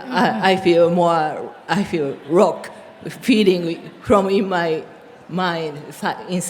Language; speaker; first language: English; non-native, learner; Japanese